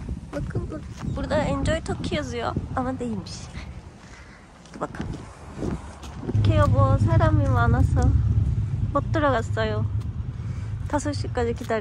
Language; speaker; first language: Korean; non-native, learner; Turkish